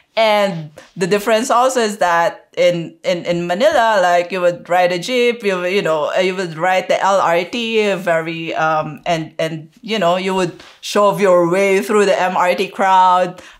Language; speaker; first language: English; non-native, local second language; Filipino